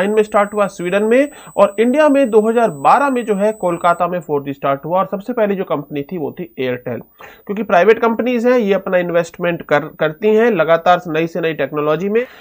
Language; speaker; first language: Hindi; native; Hindi